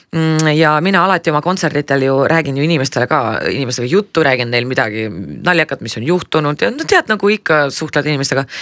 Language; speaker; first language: Estonian; non-native, local second language; Russian